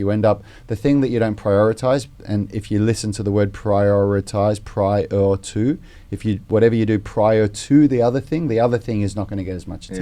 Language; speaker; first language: English; native; English